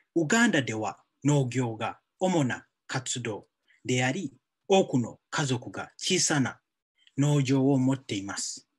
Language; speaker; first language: Japanese; non-native, fluent; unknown